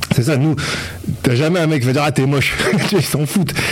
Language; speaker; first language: French; native; French